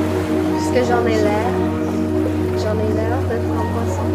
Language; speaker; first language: French; non-native, fluent; English